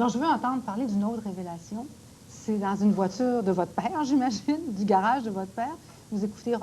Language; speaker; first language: French; native; French